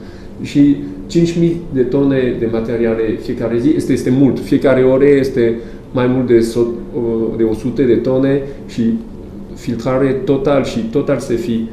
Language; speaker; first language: Romanian; non-native, learner; French